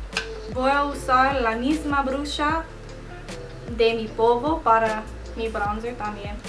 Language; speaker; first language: Spanish; non-native, learner; English